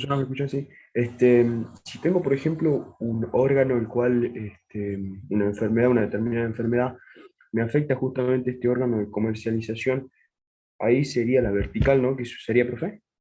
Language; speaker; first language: Spanish; native; Spanish